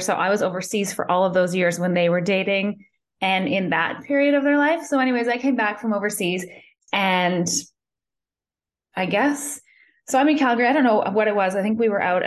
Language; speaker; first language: English; native; English